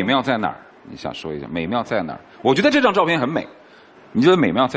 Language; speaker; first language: Chinese; native; Chinese